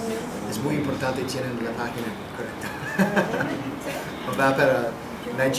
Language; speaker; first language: Spanish; non-native, learner; English